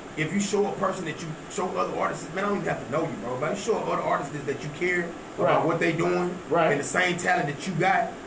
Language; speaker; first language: English; native; English